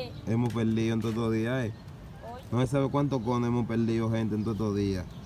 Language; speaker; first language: Spanish; native; Spanish